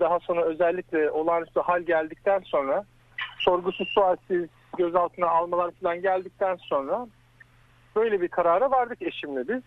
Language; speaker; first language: Turkish; native; Turkish